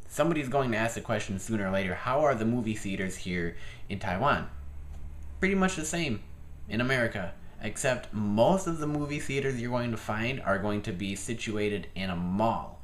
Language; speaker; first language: English; native; English